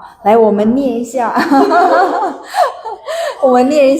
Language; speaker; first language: Chinese; non-native, fluent; Indonesian